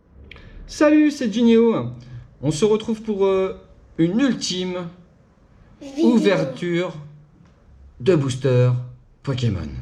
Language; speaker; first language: French; native; French